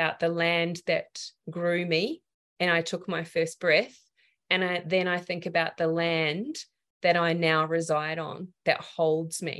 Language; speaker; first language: English; native; English